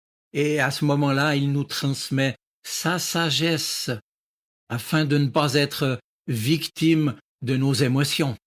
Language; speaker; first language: French; native; French